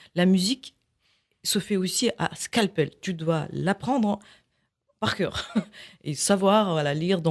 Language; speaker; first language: French; non-native, fluent; Russian